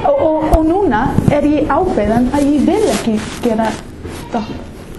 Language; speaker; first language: Icelandic; non-native, learner; English